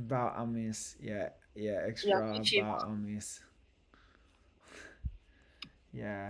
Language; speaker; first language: Indonesian; non-native, learner; English